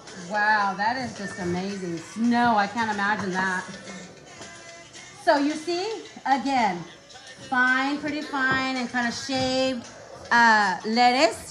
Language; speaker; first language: English; early bilingual, other home language; Spanish